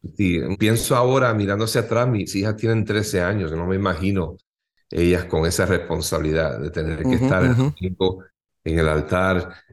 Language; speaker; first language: Spanish; native; Spanish